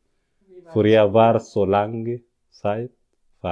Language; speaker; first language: German; non-native, learner; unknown